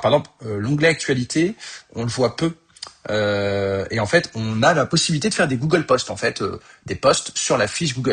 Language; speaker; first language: French; native; French